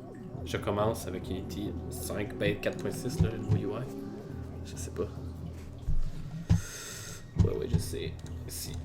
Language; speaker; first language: French; native; French